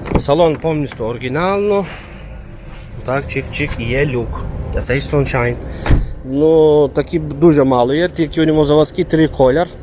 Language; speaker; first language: Ukrainian; early bilingual, heritage; Turkish